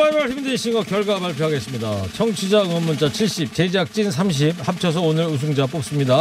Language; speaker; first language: Korean; native; Korean